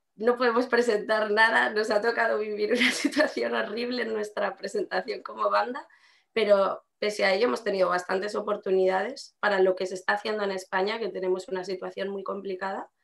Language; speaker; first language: Spanish; native; Spanish